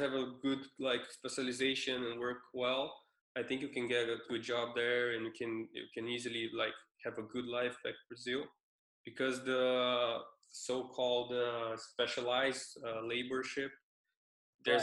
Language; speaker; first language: English; non-native, fluent; Portuguese